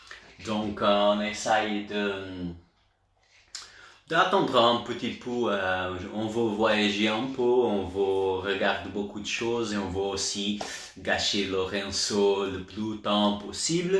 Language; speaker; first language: French; non-native, learner; Portuguese